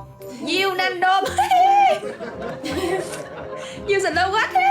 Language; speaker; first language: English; non-native, learner; Vietnamese